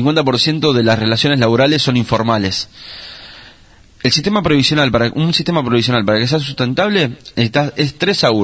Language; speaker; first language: Spanish; native; Spanish